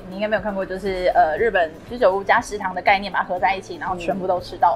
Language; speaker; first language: Chinese; native; Chinese